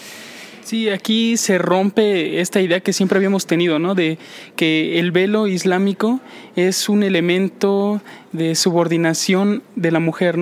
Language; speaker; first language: Spanish; native; Spanish